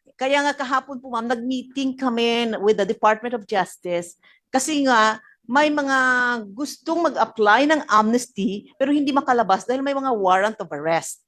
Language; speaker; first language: Filipino; non-native, local second language; Hiligaynon